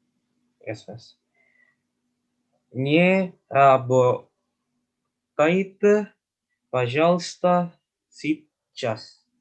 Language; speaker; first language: Russian; non-native, learner; Indonesian